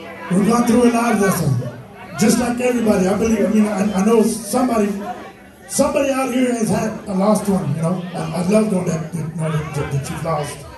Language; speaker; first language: English; early bilingual, other home language; Spanish